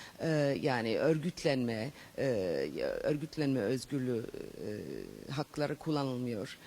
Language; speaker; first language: Turkish; non-native, fluent; English